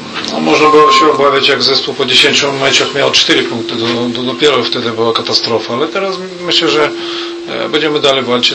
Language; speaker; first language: Polish; non-native, fluent; Russian